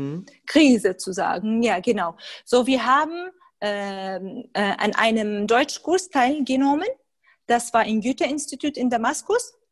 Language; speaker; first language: German; non-native, fluent; Arabic